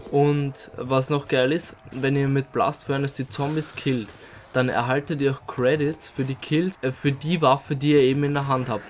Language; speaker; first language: German; native; German